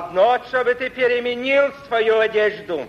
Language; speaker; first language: Russian; non-native, fluent; Polish